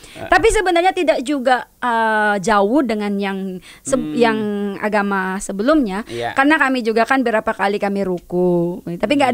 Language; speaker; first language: Indonesian; non-native, learner; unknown